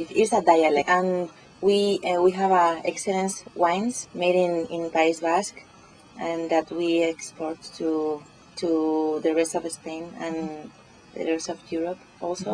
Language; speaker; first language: English; non-native, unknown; Spanish